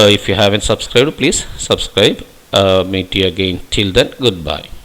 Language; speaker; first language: English; non-native, local second language; Malayalam